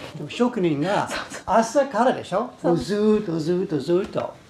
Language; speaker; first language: Japanese; non-native, fluent; English